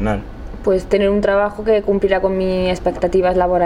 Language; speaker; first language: Spanish; native; Spanish